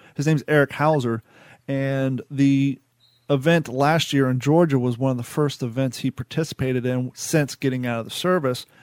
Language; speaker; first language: English; native; English